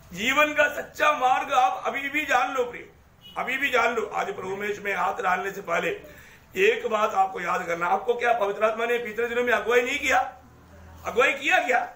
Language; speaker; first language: Hindi; non-native, local second language; Malayalam